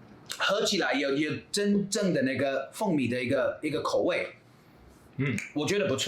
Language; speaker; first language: Chinese; non-native, fluent; English